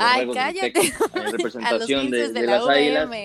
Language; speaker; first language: Spanish; native; Spanish